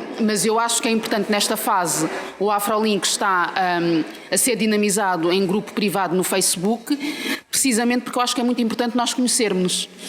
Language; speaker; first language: Portuguese; native; Portuguese